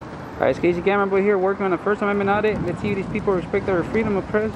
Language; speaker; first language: English; early bilingual, other home language; Spanish